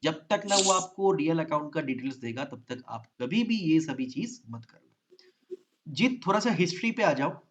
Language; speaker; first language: Hindi; non-native, local second language; Bangla